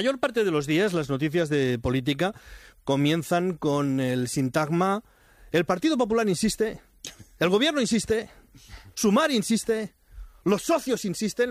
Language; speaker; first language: Spanish; native; Spanish